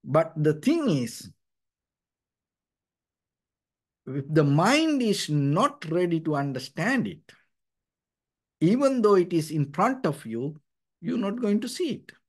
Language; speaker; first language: English; non-native, fluent; Sinhala